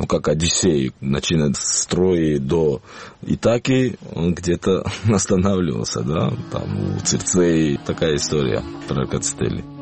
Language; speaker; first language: Russian; non-native, local second language; Georgian